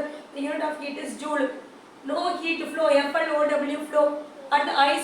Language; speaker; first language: English; non-native, local second language; Tamil